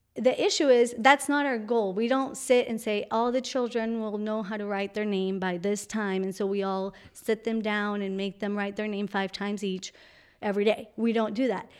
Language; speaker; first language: English; non-native, fluent; Spanish